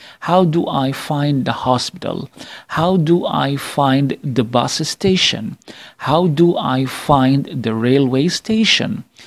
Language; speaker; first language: English; non-native, fluent; Arabic